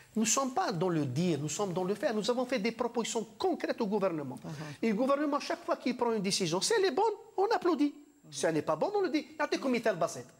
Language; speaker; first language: French; non-native, local second language; Arabic